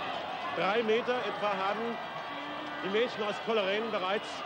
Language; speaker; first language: German; native; German